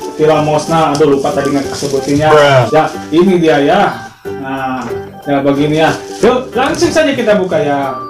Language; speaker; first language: Indonesian; non-native, local second language; Sundanese